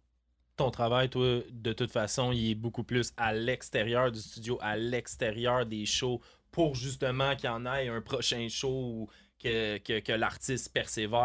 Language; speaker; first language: French; native; French